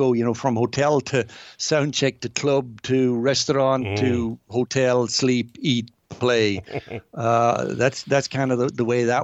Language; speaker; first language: English; native; English